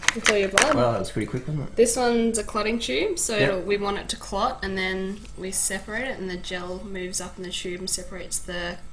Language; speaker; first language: English; native; English